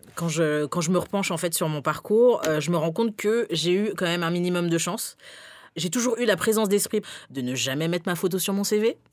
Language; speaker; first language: French; early bilingual, other home language; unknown